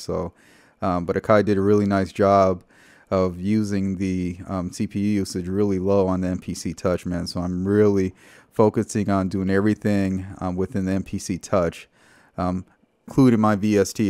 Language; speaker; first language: English; native; English